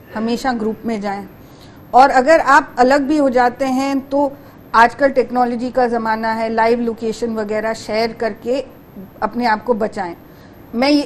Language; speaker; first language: Hindi; native; Hindi